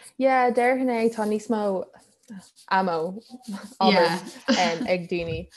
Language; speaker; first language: Irish; non-native, local second language; English